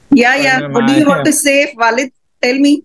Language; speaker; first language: English; non-native, local second language; Hindi